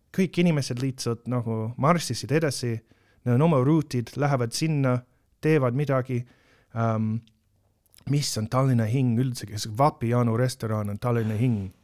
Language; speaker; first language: Estonian; non-native, fluent; English